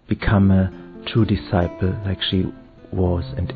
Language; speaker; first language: English; non-native, fluent; German